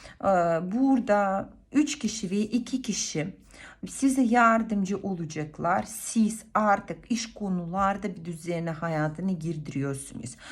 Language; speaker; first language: Turkish; non-native, fluent; Russian